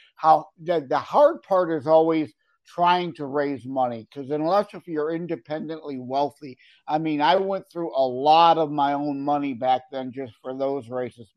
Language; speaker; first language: English; native; English